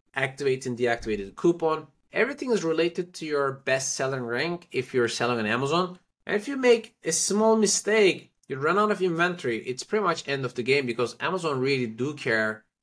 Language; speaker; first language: English; non-native, fluent; Turkish